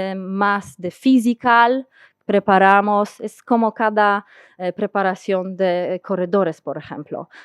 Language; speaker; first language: Spanish; non-native, learner; Polish